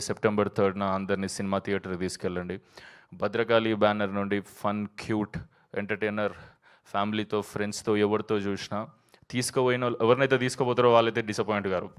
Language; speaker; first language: Telugu; native; Telugu